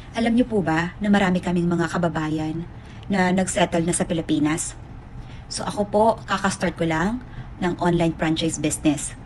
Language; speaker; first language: Filipino; native; Filipino